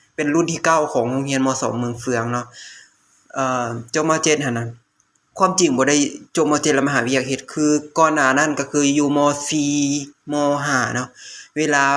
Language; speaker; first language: Lao; native; Lao